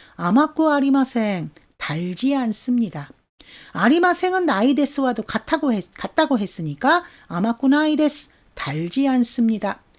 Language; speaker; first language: Korean; native; Korean